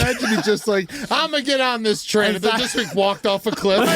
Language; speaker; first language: English; native; English